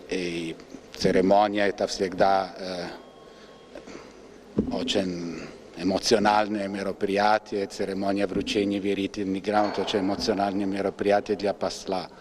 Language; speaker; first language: Russian; non-native, fluent; Italian